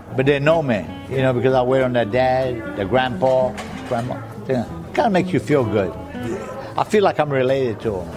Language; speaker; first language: English; early bilingual, other home language; French